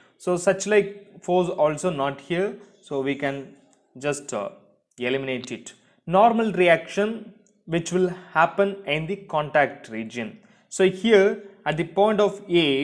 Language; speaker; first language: English; non-native, local second language; Tamil